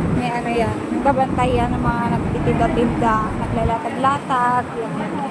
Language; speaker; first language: Filipino; native; Filipino